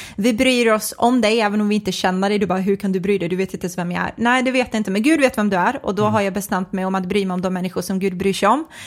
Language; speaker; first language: Swedish; early bilingual, other home language; Croatian